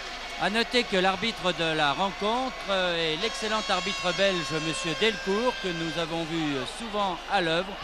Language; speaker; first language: French; native; French